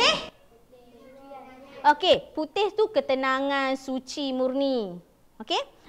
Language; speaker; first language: Malay; native; Malay